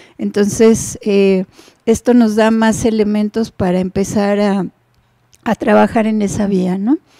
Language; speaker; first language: Spanish; native; Spanish